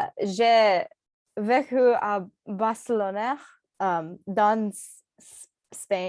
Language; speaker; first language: French; non-native, learner; English